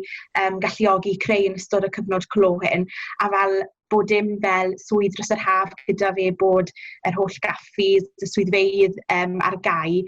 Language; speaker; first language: Welsh; native; Welsh